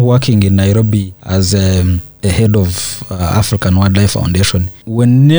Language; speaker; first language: English; non-native, local second language; Nyankole